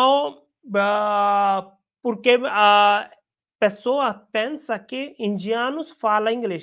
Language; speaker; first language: Portuguese; non-native, learner; Hindi